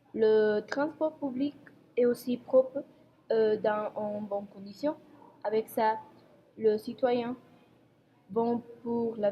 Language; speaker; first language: French; non-native, learner; Spanish